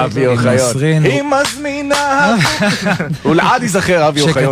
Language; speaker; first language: Hebrew; native; Hebrew